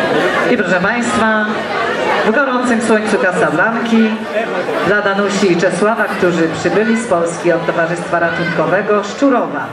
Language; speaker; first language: Polish; native; Polish